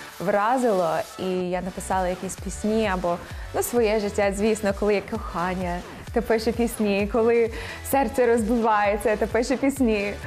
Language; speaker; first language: Ukrainian; non-native, fluent; English